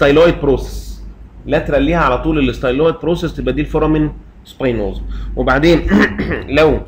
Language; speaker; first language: Arabic; native; Arabic